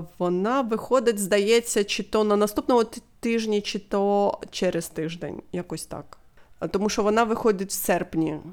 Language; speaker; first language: Ukrainian; non-native, local second language; Russian